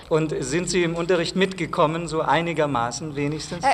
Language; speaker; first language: German; native; German